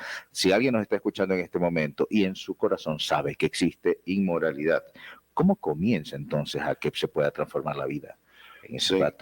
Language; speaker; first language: Spanish; native; Spanish